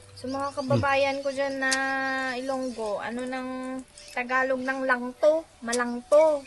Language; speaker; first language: Filipino; non-native, local second language; Hiligaynon